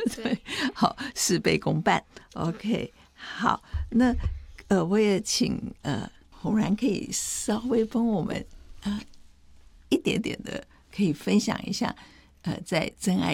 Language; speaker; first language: Chinese; native; Chinese